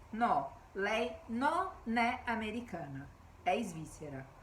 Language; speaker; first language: Italian; non-native, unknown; Portuguese